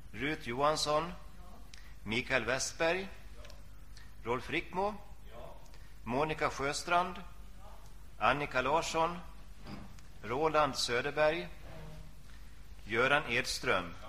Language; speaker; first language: Swedish; native; Swedish